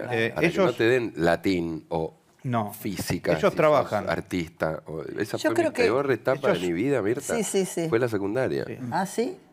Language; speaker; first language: Spanish; native; Spanish